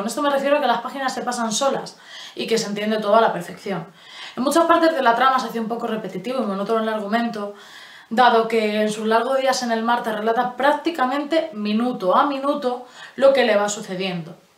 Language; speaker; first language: Spanish; native; Spanish